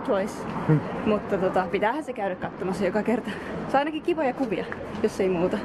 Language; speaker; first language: Finnish; native; Finnish